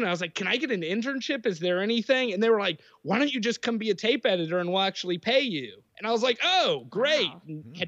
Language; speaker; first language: English; native; English